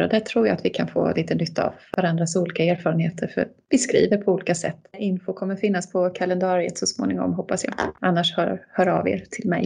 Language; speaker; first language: Swedish; native; Swedish